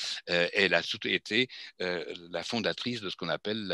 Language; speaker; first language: French; non-native, fluent; German